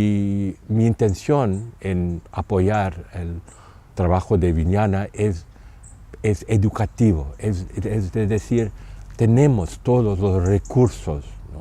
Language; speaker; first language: Spanish; non-native, fluent; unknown